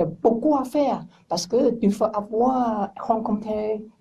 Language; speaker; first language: French; non-native, learner; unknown